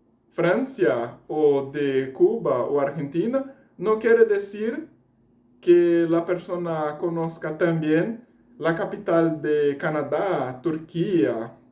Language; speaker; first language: Spanish; non-native, fluent; Portuguese